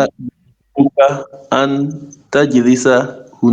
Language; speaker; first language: Arabic; non-native, learner; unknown